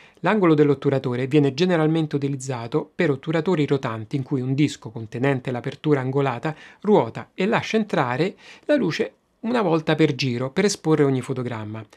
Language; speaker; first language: Italian; native; Italian